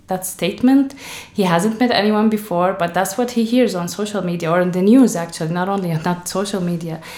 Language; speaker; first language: English; non-native, fluent; Arabic